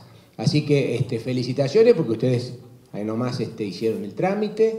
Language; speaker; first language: Spanish; native; Spanish